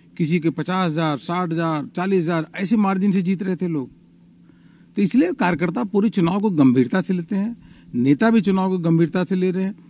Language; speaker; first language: Hindi; native; Hindi